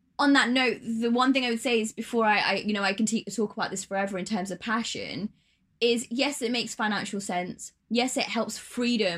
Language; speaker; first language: English; native; English